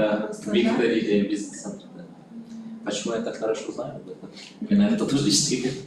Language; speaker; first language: Russian; non-native, local second language; Kyrgyz